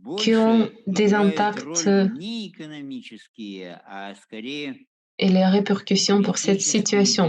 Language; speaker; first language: French; non-native, fluent; Russian